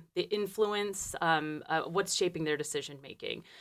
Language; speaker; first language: English; native; English